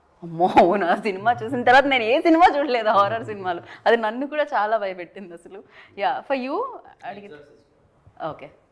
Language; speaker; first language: Telugu; native; Telugu